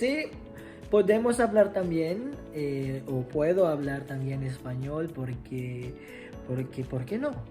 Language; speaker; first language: Spanish; non-native, fluent; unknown